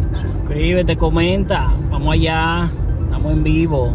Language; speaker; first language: Spanish; native; Spanish